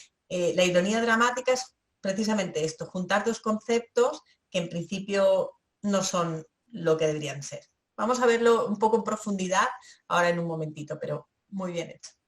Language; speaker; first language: Spanish; native; Spanish